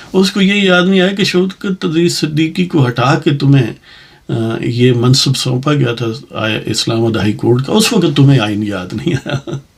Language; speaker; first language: Urdu; non-native, local second language; Punjabi